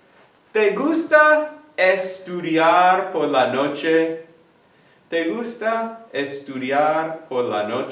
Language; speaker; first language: Spanish; non-native, fluent; English